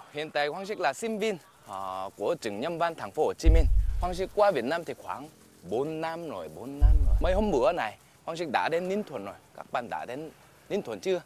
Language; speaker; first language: Vietnamese; non-native, fluent; Korean